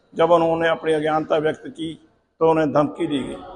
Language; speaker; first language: Hindi; non-native, local second language; Punjabi